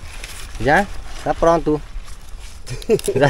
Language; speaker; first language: Portuguese; non-native, learner; Vietnamese